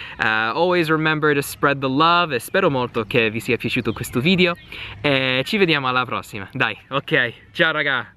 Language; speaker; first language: Italian; non-native, fluent; English